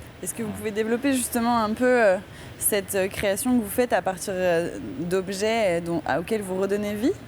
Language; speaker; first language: French; native; French